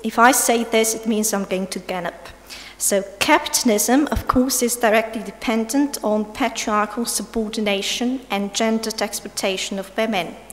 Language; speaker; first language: English; non-native, fluent; Slovenian